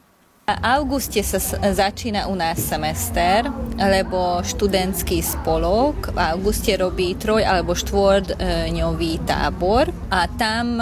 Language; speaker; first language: Slovak; non-native, local second language; Hungarian